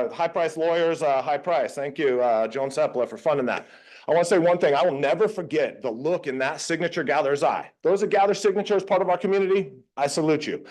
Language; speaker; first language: English; native; English